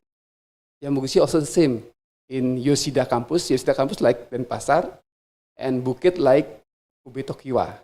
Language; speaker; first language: English; non-native, fluent; Indonesian